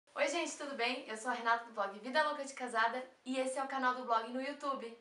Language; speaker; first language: Portuguese; native; Portuguese